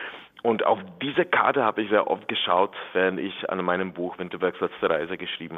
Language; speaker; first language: German; non-native, fluent; Czech